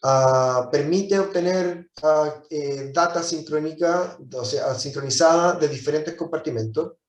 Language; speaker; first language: Spanish; native; Spanish